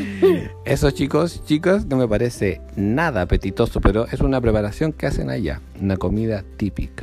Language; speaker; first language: Spanish; native; Spanish